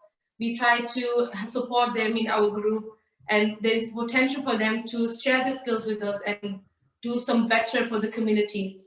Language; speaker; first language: English; early bilingual, other home language; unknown